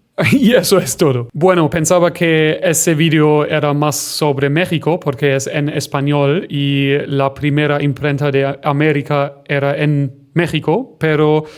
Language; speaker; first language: Spanish; non-native, fluent; German